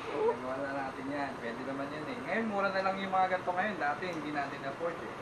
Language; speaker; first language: Filipino; native; Filipino